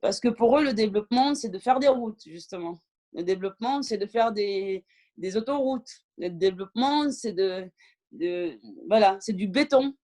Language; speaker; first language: French; early bilingual, other home language; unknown